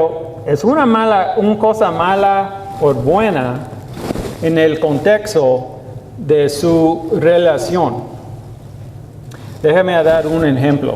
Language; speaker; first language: Spanish; non-native, learner; English